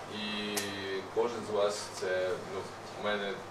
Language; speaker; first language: Ukrainian; non-native, local second language; Russian